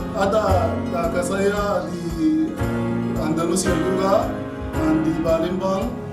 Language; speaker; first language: Indonesian; non-native, learner; Arabic